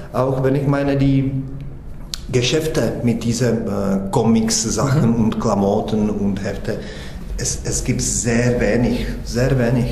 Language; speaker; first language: German; non-native, fluent; Czech